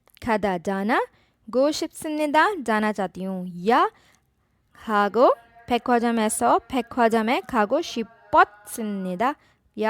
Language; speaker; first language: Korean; non-native, fluent; Urdu